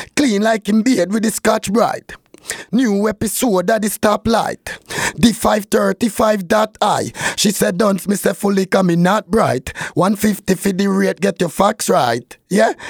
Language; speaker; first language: English; non-native, local second language; Jamaican Creole English